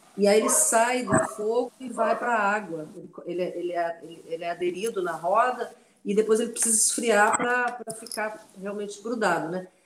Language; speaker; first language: Portuguese; non-native, local second language; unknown